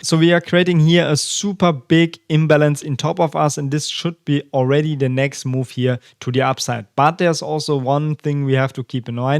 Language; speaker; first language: English; non-native, fluent; German